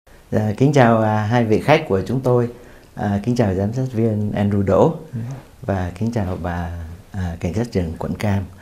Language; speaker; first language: Vietnamese; native; Vietnamese